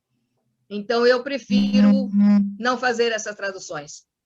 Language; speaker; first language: Portuguese; non-native, fluent; Spanish